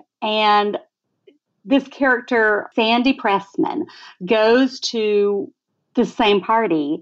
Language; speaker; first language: English; native; English